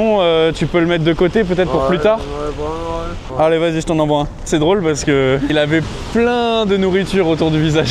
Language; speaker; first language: French; native; French